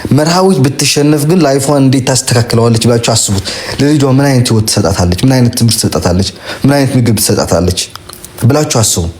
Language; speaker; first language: Amharic; non-native, local second language; Tigrinya